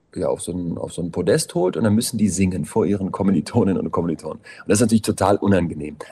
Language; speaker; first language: German; native; German